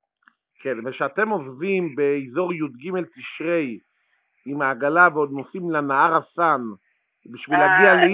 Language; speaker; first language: Hebrew; native; Hebrew